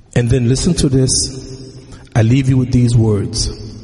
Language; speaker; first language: English; native; English